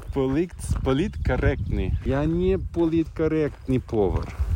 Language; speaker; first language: Russian; non-native, learner; English